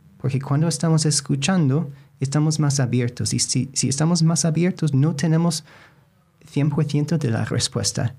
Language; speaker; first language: Spanish; non-native, fluent; English